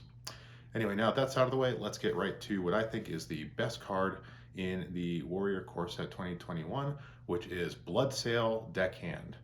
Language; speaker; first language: English; native; English